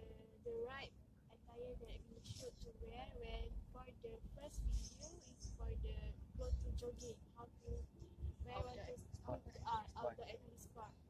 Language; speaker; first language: English; non-native, learner; Malay